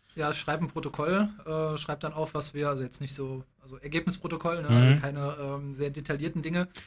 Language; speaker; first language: German; native; German